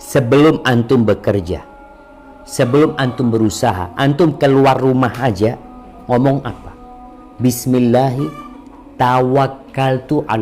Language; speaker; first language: Indonesian; native; Indonesian